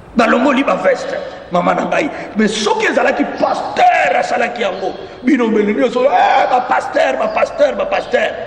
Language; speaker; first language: Lingala; native; Lingala